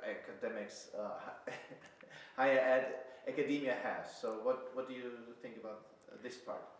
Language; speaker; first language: English; non-native, fluent; German